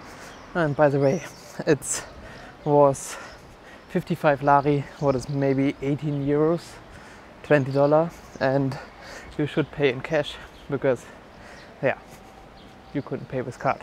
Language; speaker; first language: English; non-native, fluent; German